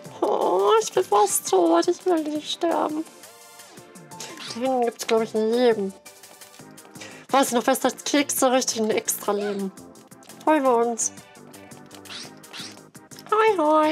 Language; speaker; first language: German; native; German